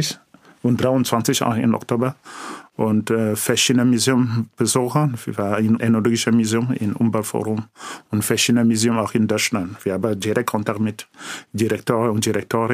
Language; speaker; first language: German; non-native, learner; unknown